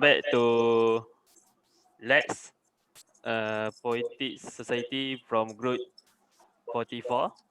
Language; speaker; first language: English; non-native, local second language; Malay